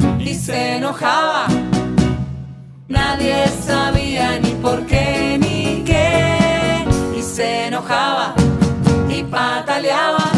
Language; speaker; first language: Spanish; native; Spanish